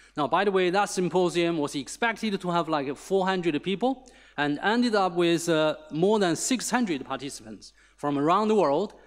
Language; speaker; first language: English; non-native, fluent; Chinese